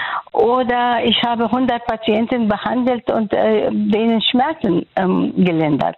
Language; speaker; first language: German; non-native, fluent; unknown